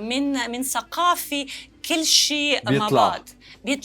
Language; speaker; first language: Arabic; non-native, learner; Russian